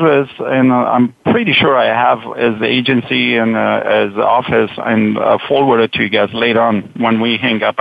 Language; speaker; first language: English; non-native, fluent; Persian